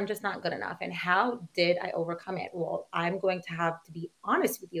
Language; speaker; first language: English; non-native, local second language; Filipino